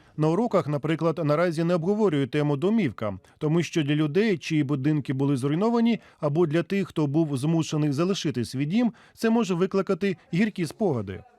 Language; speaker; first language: Ukrainian; native; Ukrainian